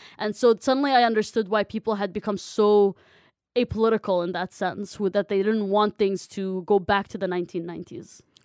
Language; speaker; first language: English; non-native, fluent; Arabic